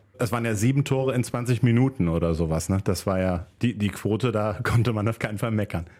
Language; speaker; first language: German; native; German